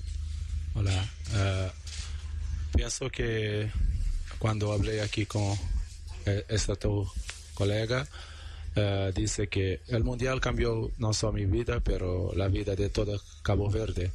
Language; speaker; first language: Spanish; non-native, learner; Portuguese